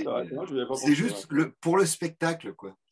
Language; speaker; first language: French; native; French